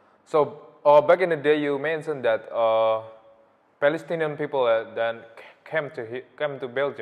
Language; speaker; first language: English; non-native, learner; Indonesian